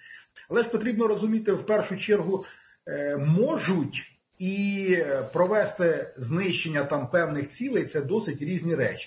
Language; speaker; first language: Ukrainian; native; Ukrainian